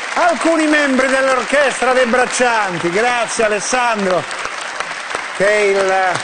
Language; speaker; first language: Italian; native; Italian